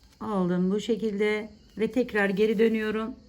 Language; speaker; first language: Turkish; native; Turkish